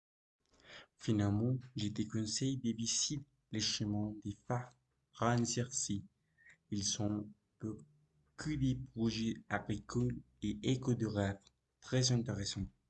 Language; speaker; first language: French; non-native, learner; Spanish